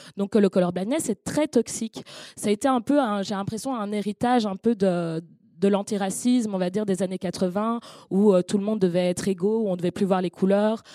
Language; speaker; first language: French; native; French